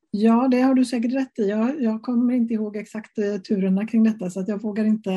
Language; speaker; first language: Swedish; native; Swedish